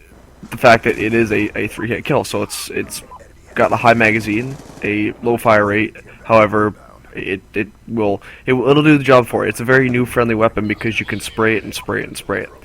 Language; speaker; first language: English; native; English